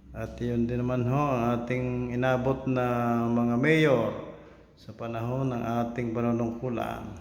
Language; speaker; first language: Filipino; native; Filipino